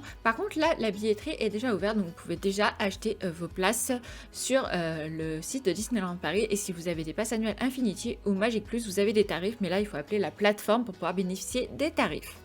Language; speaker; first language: French; native; French